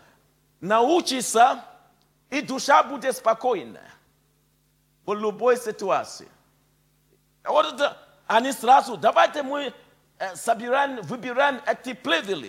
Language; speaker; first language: Russian; non-native, fluent; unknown